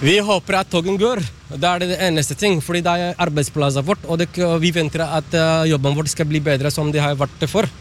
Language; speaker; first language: Norwegian; non-native, fluent; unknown